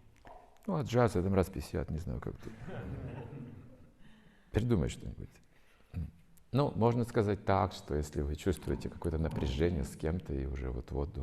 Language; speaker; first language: Russian; native; Russian